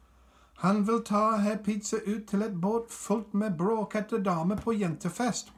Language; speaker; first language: Norwegian; non-native, fluent; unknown